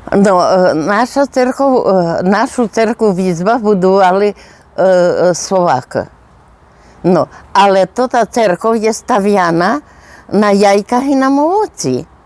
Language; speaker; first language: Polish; non-native, local second language; Rusyn